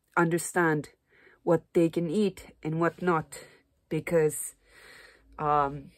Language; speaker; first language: English; non-native, fluent; Japanese